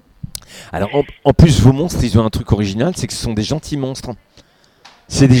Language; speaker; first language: French; native; French